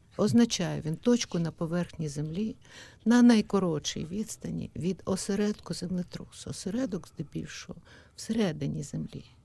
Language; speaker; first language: Ukrainian; native; Ukrainian